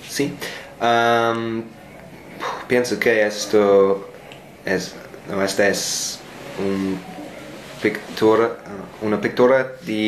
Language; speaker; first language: Spanish; non-native, learner; English